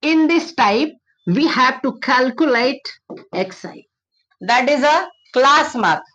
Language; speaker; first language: English; non-native, local second language; Hindi